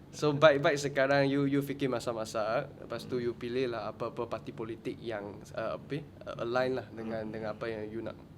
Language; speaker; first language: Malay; non-native, local second language; Chinese